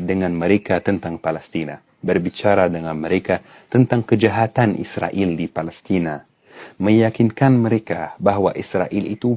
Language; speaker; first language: Indonesian; non-native, fluent; Arabic